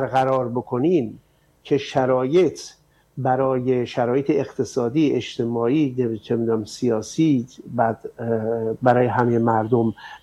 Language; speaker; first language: Persian; native; Persian